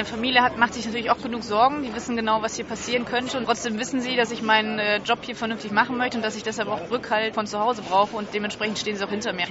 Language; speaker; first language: German; native; German